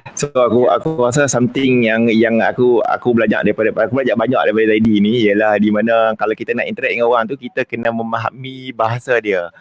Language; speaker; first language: Malay; native; Malay